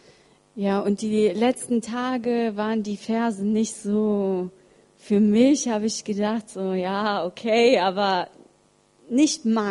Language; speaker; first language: German; early bilingual, other home language; Russian